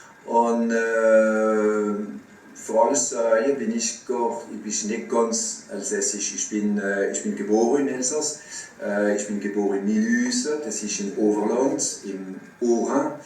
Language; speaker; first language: German; non-native, fluent; French